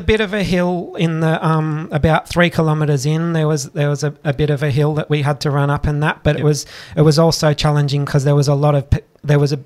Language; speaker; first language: English; native; English